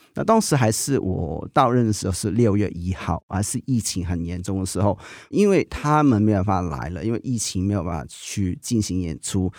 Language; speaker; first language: Chinese; non-native, local second language; Cantonese